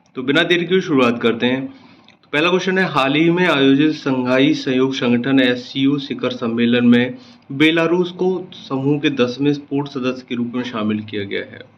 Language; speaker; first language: Hindi; native; Hindi